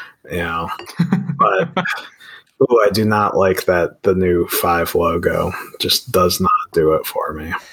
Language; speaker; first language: English; native; English